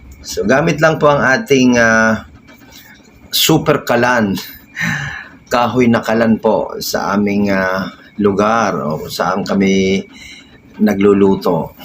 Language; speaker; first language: Filipino; native; Filipino